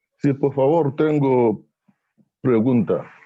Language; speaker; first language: Spanish; non-native, learner; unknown